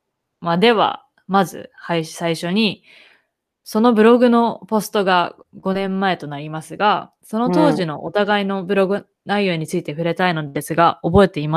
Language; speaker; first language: Japanese; native; Japanese